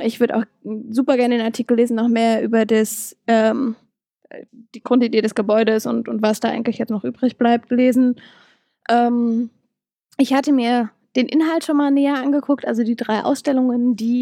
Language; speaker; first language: German; native; German